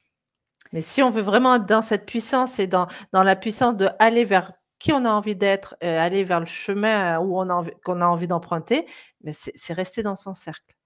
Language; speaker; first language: French; native; French